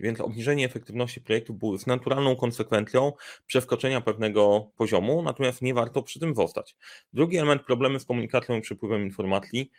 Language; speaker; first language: Polish; native; Polish